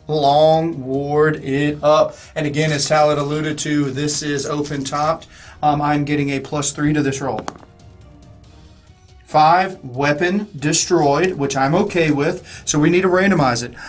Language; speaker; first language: English; native; English